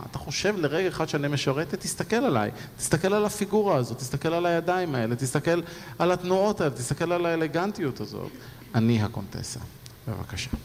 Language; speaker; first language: Hebrew; native; Hebrew